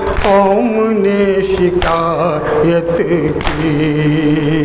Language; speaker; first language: Urdu; native; Urdu